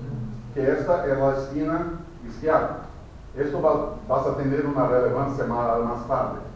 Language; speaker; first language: Spanish; non-native, fluent; Portuguese